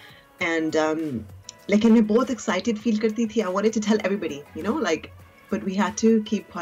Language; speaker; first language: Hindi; early bilingual, heritage; Urdu